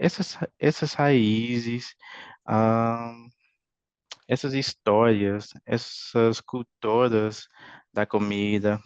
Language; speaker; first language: Portuguese; non-native, fluent; English